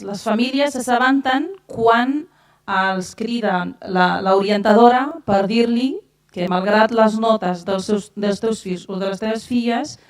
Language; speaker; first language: Catalan; non-native, fluent; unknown